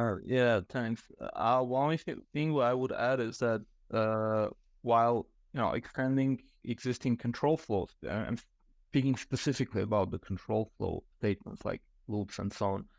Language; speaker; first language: English; non-native, fluent; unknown